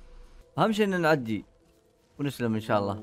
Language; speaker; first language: Arabic; native; Arabic